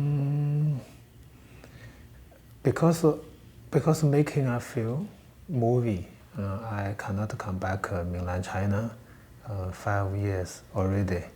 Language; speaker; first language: English; non-native, learner; Chinese